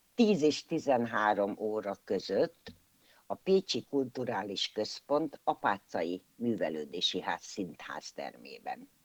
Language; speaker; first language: Hungarian; native; Hungarian